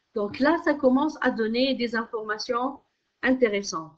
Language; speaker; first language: French; non-native, local second language; Arabic